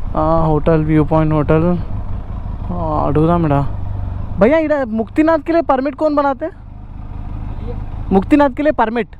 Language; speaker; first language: Hindi; non-native, local second language; Telugu